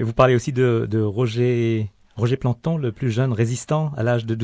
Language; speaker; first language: French; native; French